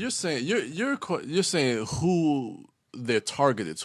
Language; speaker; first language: English; native; English